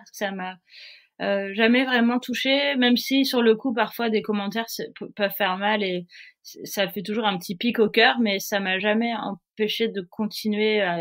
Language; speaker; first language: French; native; French